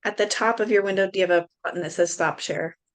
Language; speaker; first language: English; native; English